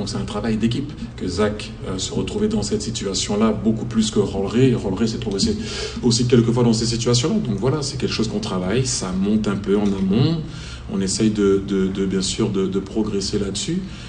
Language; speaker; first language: French; native; French